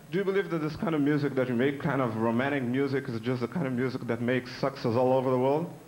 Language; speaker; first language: English; non-native, fluent; Portuguese